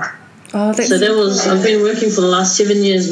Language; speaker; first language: English; native; English